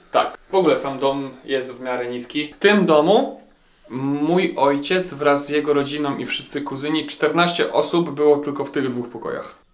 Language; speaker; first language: Polish; non-native, fluent; Serbian